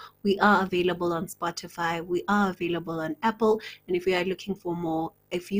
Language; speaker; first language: English; non-native, local second language; Zulu